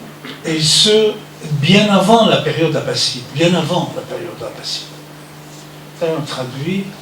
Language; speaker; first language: French; non-native, fluent; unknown